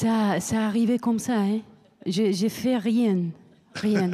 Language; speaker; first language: French; non-native, learner; Spanish